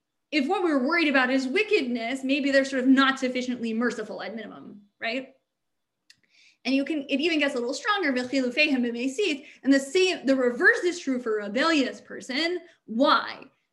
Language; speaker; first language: English; native; English